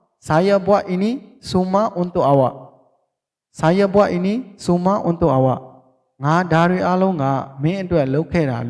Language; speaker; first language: Indonesian; non-native, learner; Burmese